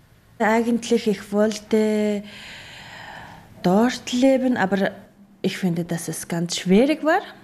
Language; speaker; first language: German; non-native, learner; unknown